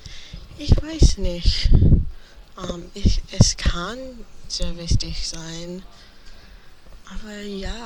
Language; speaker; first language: German; non-native, learner; English